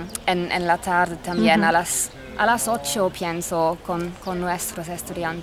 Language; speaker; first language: Spanish; non-native, fluent; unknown